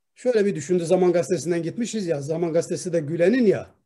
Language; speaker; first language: Turkish; non-native, local second language; Kurdish